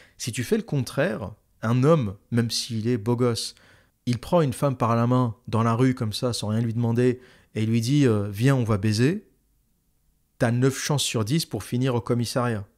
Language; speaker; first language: French; native; French